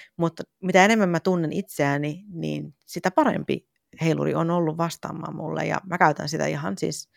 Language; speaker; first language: Finnish; native; Finnish